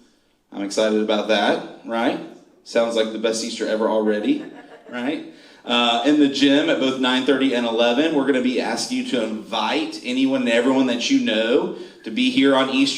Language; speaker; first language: English; native; English